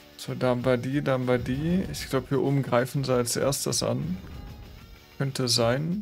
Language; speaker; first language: German; native; German